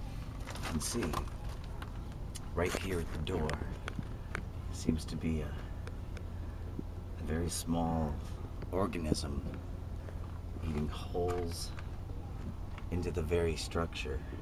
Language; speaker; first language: English; native; English